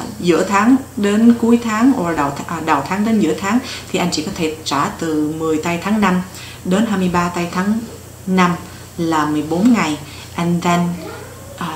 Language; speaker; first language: Vietnamese; early bilingual, heritage; Vietnamese